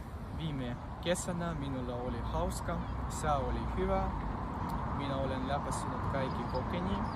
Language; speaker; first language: Finnish; non-native, learner; Russian